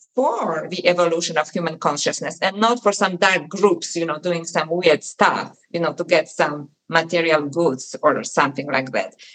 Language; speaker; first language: English; non-native, fluent; Polish